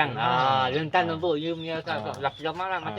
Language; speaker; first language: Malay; non-native, local second language; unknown